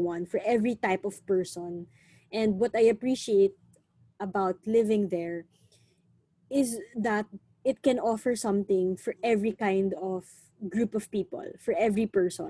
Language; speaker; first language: English; non-native, local second language; Filipino